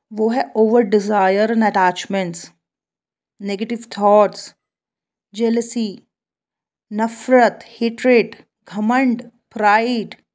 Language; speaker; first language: Hindi; native; Hindi